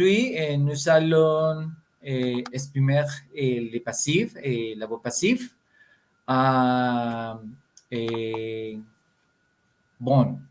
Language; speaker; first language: French; non-native, learner; Spanish